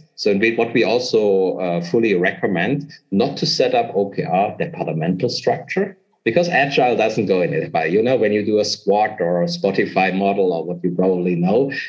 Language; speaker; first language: English; non-native, fluent; German